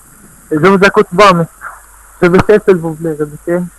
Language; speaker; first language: French; non-native, learner; Arabic